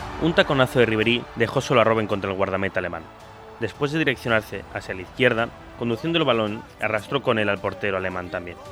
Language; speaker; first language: Spanish; native; Spanish